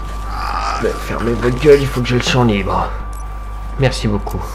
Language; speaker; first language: French; native; French